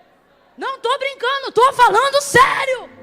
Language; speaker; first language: Portuguese; native; Portuguese